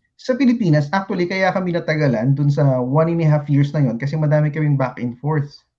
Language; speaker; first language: Filipino; native; Filipino